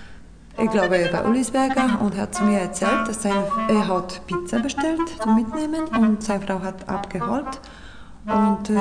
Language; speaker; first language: German; non-native, learner; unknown